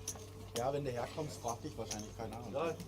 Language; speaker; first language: German; native; German